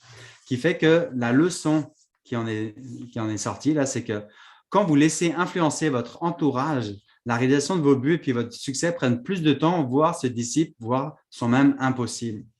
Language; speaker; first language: French; native; French